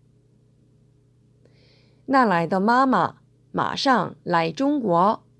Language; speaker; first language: Chinese; non-native, fluent; Korean